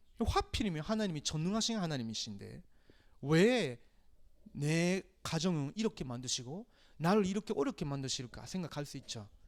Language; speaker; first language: Korean; non-native, fluent; Japanese